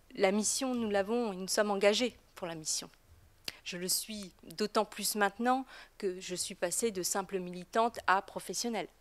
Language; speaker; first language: French; native; French